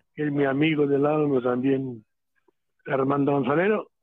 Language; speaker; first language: Spanish; native; Spanish